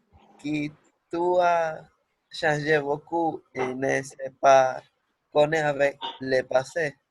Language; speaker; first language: French; non-native, learner; Spanish